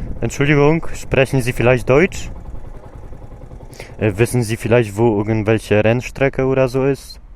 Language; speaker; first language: German; non-native, learner; Polish